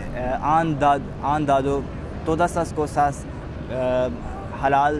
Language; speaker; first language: Spanish; non-native, learner; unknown